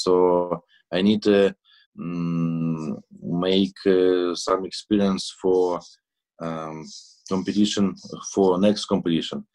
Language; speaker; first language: English; non-native, learner; Russian